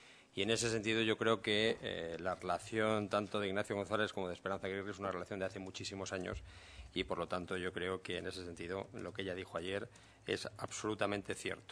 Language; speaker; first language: Spanish; native; Spanish